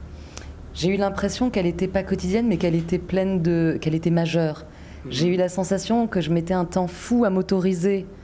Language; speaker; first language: French; native; French